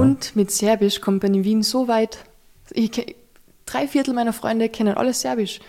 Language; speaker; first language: German; native; German